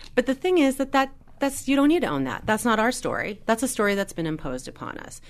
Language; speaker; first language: English; native; English